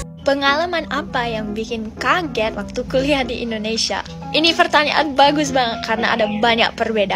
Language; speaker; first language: Indonesian; non-native, fluent; English